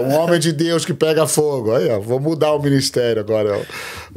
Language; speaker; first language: Portuguese; native; Portuguese